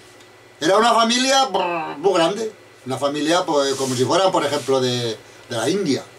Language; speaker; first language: Spanish; native; Spanish